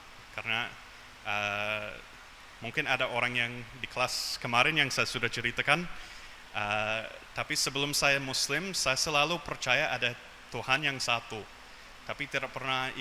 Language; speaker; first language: Indonesian; non-native, fluent; English